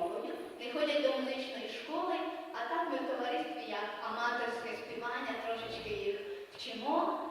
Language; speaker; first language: Ukrainian; early bilingual, heritage; Ukrainian